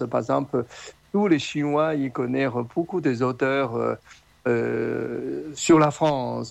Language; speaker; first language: French; non-native, fluent; Chinese